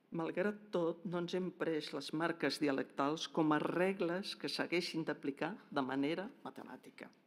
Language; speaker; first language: Catalan; native; Catalan